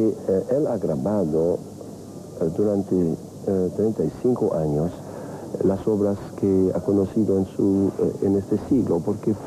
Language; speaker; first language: Spanish; non-native, fluent; French